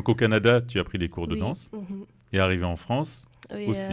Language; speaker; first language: French; native; French